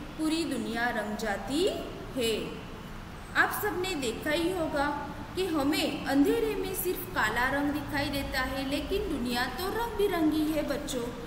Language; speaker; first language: Hindi; non-native, local second language; Gujarati